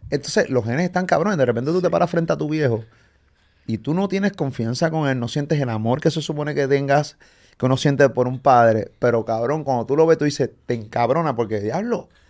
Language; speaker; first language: Spanish; native; Spanish